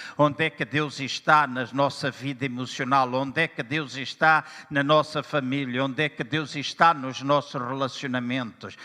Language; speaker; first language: Portuguese; native; Portuguese